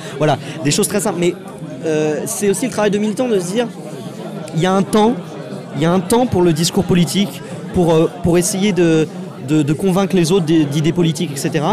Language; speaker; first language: French; native; French